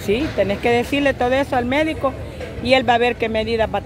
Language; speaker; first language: Spanish; native; Spanish